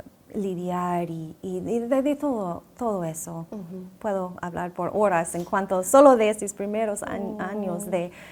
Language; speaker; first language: Spanish; non-native, fluent; English